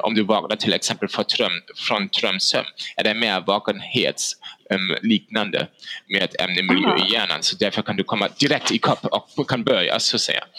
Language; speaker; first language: Swedish; non-native, fluent; German